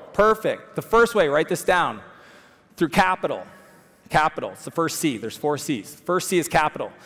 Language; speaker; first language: English; native; English